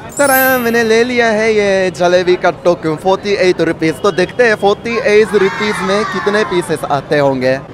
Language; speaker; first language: Hindi; non-native, fluent; Japanese